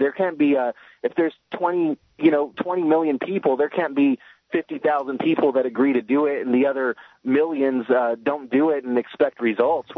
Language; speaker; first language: English; native; English